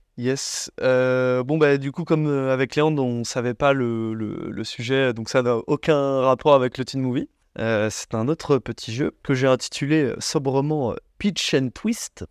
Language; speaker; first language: French; native; French